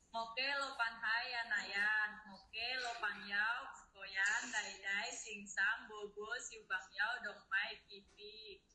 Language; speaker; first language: Cantonese; non-native, learner; Indonesian